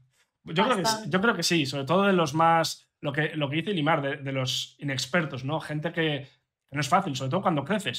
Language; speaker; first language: Spanish; native; Spanish